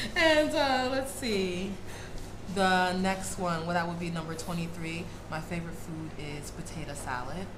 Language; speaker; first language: English; native; English